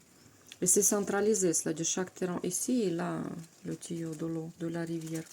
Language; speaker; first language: French; non-native, learner; Russian